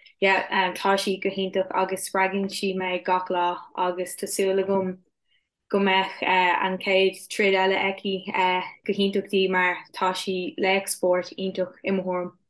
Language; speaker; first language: Irish; non-native, local second language; English